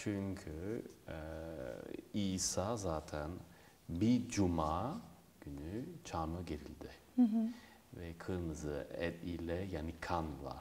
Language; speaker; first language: Turkish; non-native, fluent; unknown